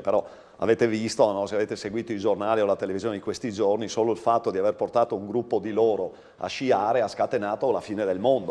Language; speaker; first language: Italian; native; Italian